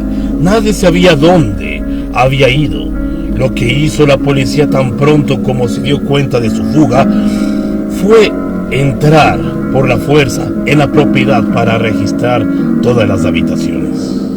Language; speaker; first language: Spanish; native; Spanish